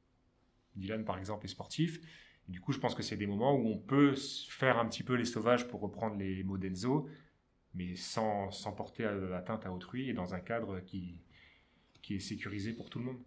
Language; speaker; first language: French; native; French